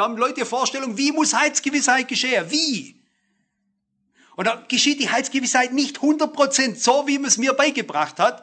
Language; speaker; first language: German; native; German